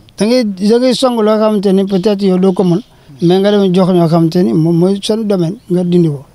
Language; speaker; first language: Wolof; non-native, fluent; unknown